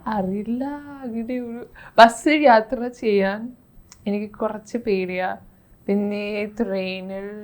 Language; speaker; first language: Malayalam; non-native, fluent; German